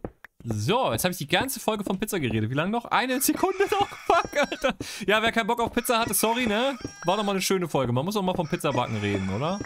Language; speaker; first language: German; native; German